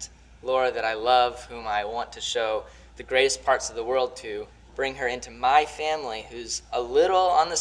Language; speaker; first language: English; native; English